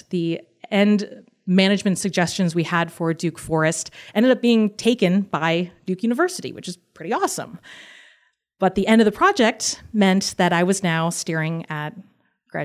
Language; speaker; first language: English; native; English